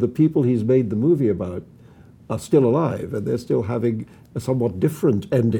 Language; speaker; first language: English; non-native, local second language; Urdu